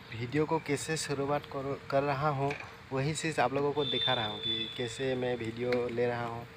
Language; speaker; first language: Hindi; non-native, local second language; Assamese